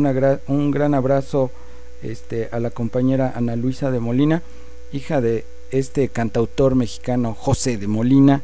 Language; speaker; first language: Spanish; native; Spanish